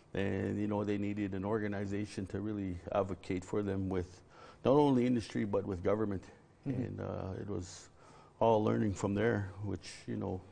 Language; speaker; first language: English; native; English